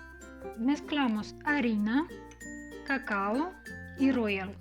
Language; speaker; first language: Spanish; non-native, fluent; Russian